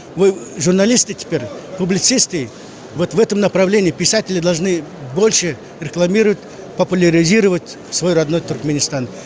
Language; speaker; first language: Russian; non-native, local second language; Kazakh